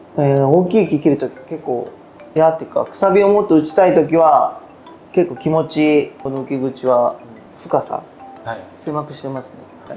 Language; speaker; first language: Japanese; native; Japanese